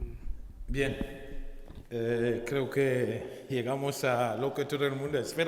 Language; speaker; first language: Spanish; non-native, fluent; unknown